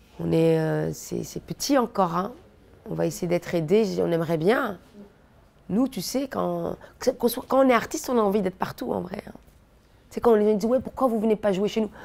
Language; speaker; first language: French; native; French